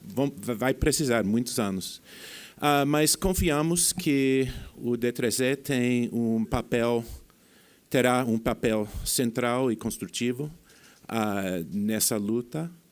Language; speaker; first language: Portuguese; non-native, fluent; English